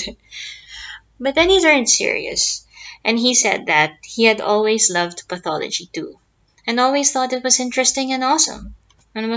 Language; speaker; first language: English; non-native, local second language; Filipino